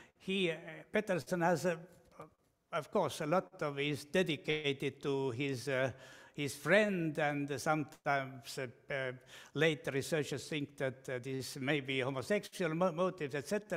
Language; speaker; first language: English; non-native, fluent; Estonian